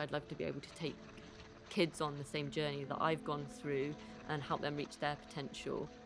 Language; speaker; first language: English; native; English